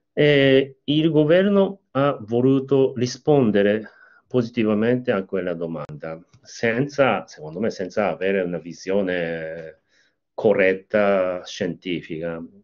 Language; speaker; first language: Italian; non-native, fluent; Japanese